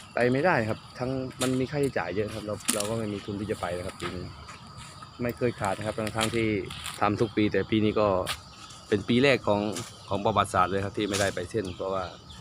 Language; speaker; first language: Thai; non-native, local second language; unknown